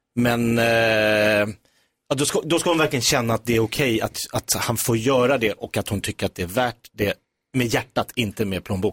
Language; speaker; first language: Swedish; native; Swedish